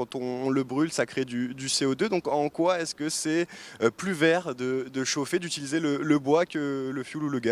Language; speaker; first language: French; native; French